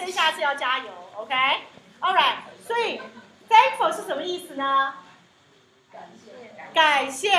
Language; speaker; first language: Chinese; early bilingual, heritage; Chinese